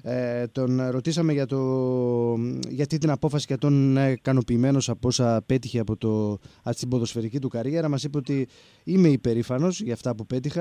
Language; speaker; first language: Greek; native; Greek